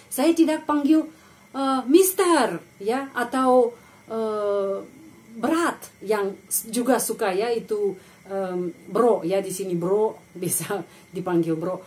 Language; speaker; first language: Indonesian; non-native, fluent; Russian